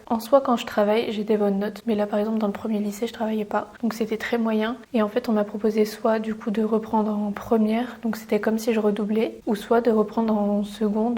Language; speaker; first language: French; native; French